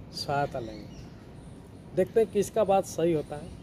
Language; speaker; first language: Hindi; non-native, local second language; Odia